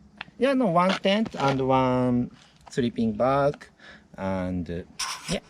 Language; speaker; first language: English; non-native, learner; Japanese